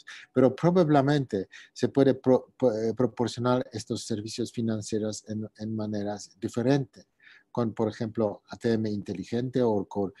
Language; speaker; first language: Spanish; non-native, fluent; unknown